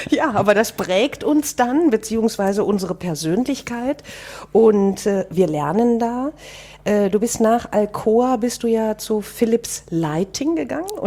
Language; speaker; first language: German; native; German